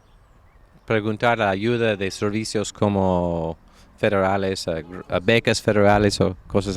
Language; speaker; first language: Spanish; non-native, fluent; English